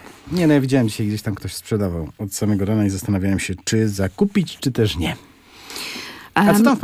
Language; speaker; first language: Polish; native; Polish